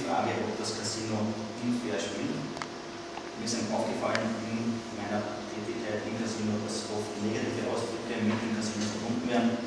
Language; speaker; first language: German; native; German